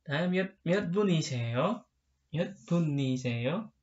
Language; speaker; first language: Korean; non-native, learner; Indonesian